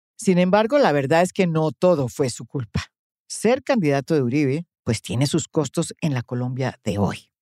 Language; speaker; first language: Spanish; native; Spanish